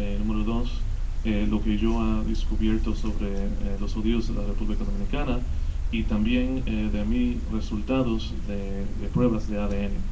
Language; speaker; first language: Spanish; early bilingual, heritage; Spanish